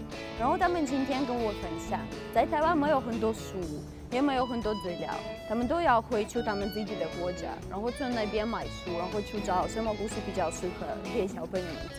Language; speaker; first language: Chinese; non-native, fluent; Russian